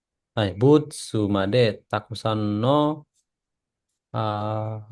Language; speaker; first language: Japanese; non-native, learner; Indonesian